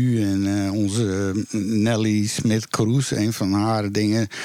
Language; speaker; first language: Dutch; native; Dutch